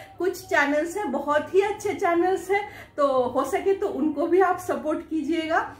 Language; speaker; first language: Hindi; non-native, local second language; Bangla